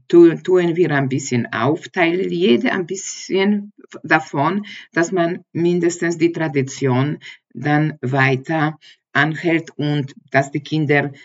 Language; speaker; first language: German; non-native, learner; Polish